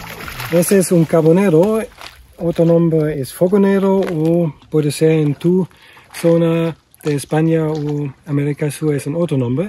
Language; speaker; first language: Spanish; non-native, learner; German